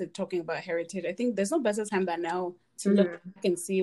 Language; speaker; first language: English; non-native, local second language; Yoruba